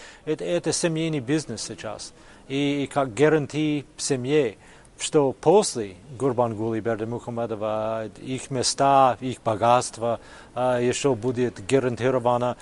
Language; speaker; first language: Russian; non-native, fluent; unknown